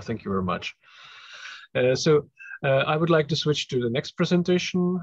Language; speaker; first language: English; non-native, fluent; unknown